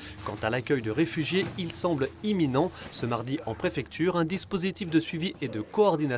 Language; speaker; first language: French; native; French